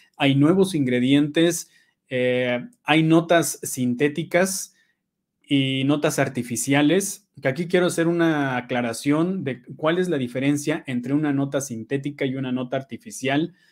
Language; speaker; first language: Spanish; native; Spanish